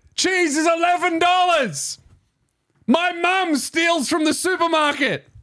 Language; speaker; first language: English; native; English